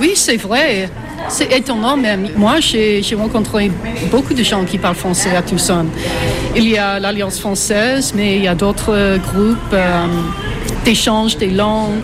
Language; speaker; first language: French; non-native, fluent; English